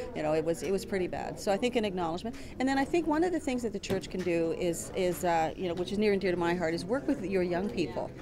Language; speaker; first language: English; native; English